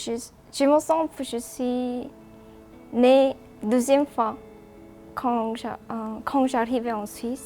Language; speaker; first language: French; non-native, learner; Korean